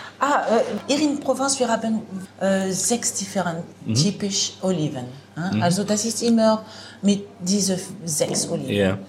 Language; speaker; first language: German; non-native, learner; French